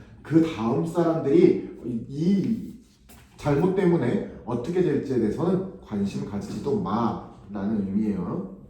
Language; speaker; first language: Korean; native; Korean